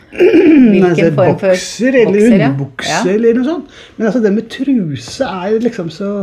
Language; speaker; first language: Norwegian; native; Norwegian